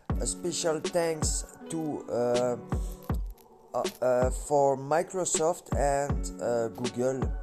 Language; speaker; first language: English; non-native, learner; French